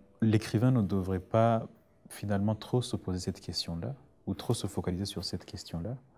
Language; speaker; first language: French; non-native, local second language; Rundi